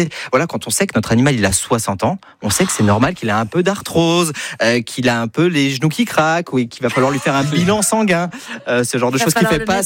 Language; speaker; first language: French; native; French